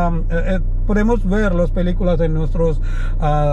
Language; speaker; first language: Spanish; non-native, learner; Malayalam